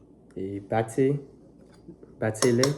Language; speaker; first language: French; non-native, learner; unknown